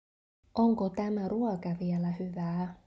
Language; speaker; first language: Finnish; non-native, learner; Vietnamese